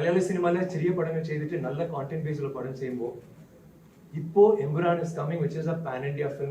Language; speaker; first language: Malayalam; non-native, learner; Tamil